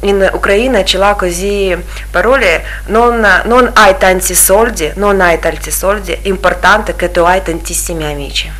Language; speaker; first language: Italian; non-native, learner; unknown